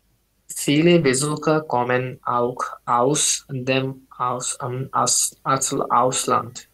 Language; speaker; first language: German; non-native, learner; Bangla